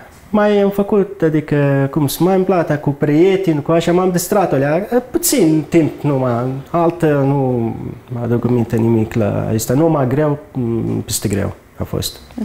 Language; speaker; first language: Romanian; non-native, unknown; Arabic